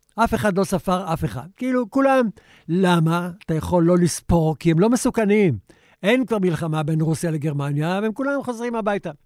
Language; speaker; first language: Hebrew; native; Hebrew